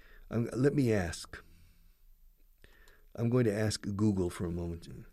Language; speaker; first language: English; native; English